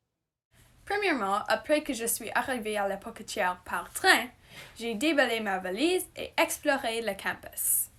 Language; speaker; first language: French; non-native, learner; English